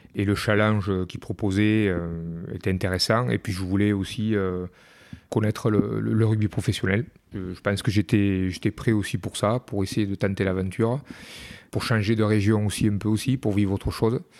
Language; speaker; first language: French; native; French